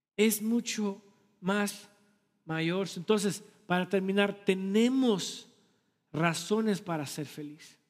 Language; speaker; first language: Spanish; early bilingual, heritage; Spanish